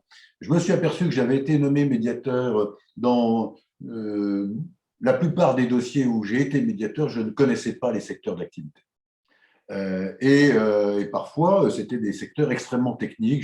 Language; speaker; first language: French; native; French